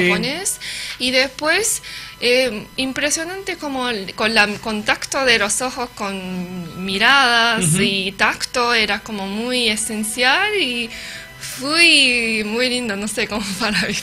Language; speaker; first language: Spanish; non-native, learner; Japanese